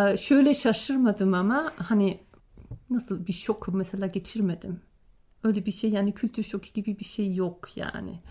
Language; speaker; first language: Turkish; non-native, fluent; German